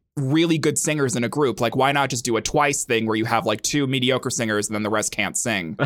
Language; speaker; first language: English; native; English